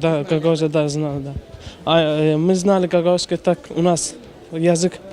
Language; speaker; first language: Russian; non-native, learner; Turkish